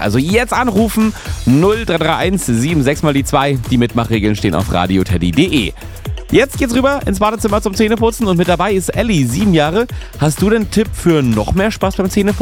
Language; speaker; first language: German; native; German